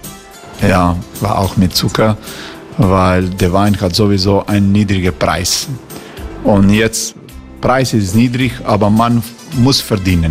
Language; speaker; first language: German; non-native, learner; Croatian